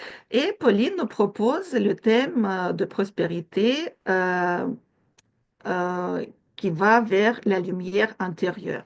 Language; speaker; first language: French; non-native, fluent; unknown